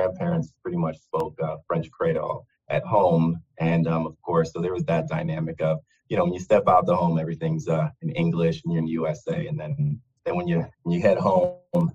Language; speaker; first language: English; native; English